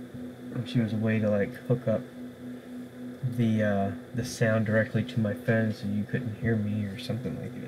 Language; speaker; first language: English; native; English